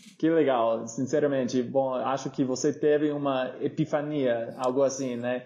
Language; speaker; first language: Portuguese; non-native, fluent; English